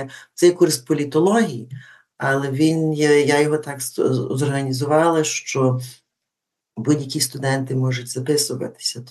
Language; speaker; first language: Ukrainian; early bilingual, heritage; Ukrainian